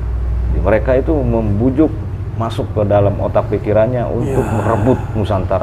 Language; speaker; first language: Indonesian; native; Indonesian